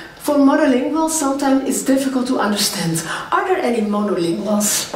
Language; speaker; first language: English; non-native, fluent; Dutch